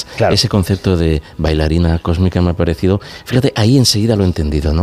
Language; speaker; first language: Spanish; native; Spanish